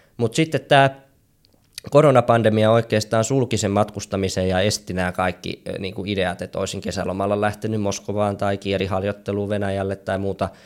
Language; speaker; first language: Finnish; native; Finnish